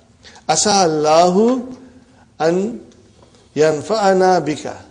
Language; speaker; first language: Arabic; non-native, fluent; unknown